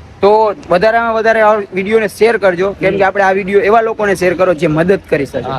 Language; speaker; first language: Gujarati; native; Gujarati